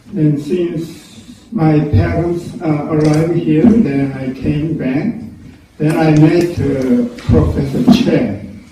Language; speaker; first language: English; non-native, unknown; Korean